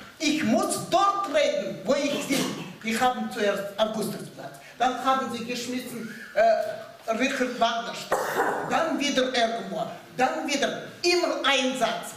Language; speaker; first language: German; non-native, learner; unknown